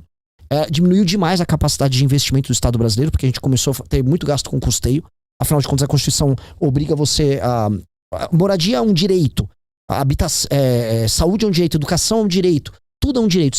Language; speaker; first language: Portuguese; native; Portuguese